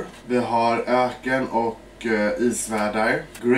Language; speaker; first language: Swedish; early bilingual, other home language; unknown